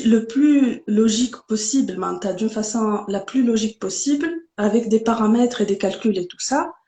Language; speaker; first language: French; non-native, local second language; Arabic